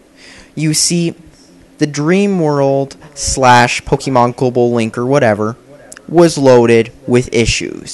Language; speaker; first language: English; native; English